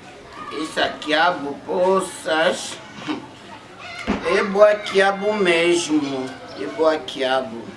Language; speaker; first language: Portuguese; non-native, learner; Lingala